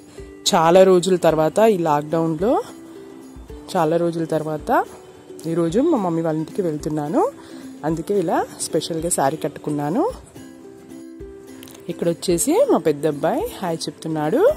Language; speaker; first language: Telugu; native; Telugu